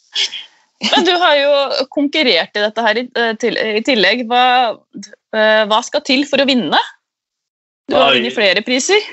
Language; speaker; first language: Swedish; non-native, fluent; Persian